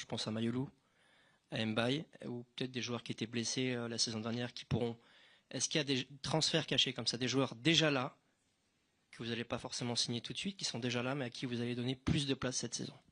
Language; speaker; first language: French; native; French